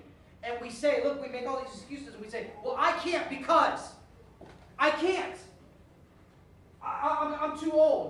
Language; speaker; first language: English; native; English